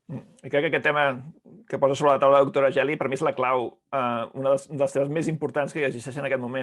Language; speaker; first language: Catalan; native; Catalan